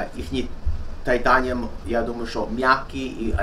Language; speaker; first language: Russian; early bilingual, heritage; Russian